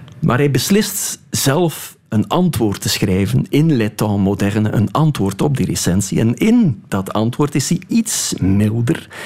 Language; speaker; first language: Dutch; native; Dutch